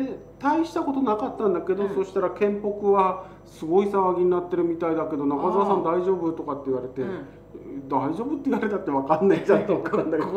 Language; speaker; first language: Japanese; native; Japanese